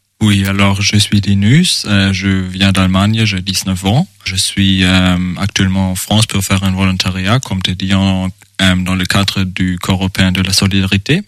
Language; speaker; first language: French; non-native, fluent; German